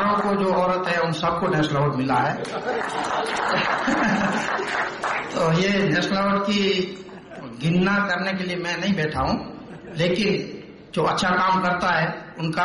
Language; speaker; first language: Hindi; non-native, local second language; Kachhi